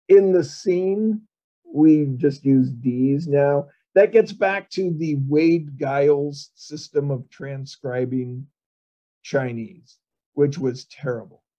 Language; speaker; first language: English; native; English